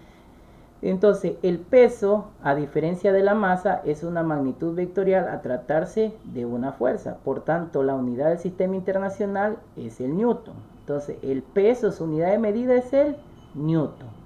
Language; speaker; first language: Spanish; native; Spanish